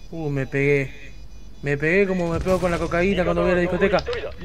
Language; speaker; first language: Spanish; native; Spanish